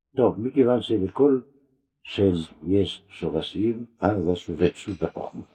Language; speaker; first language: Hebrew; non-native, fluent; French